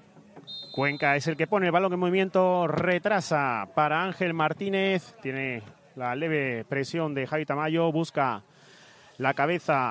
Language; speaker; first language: Spanish; native; Spanish